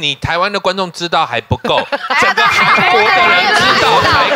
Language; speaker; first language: Chinese; native; Chinese